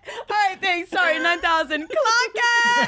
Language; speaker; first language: English; native; English